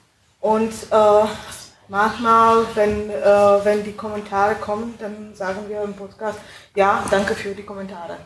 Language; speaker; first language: German; non-native, fluent; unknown